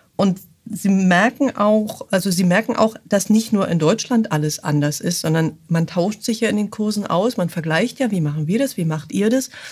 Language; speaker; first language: German; native; German